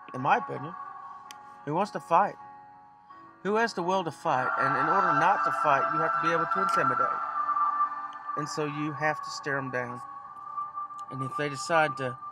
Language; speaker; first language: English; native; English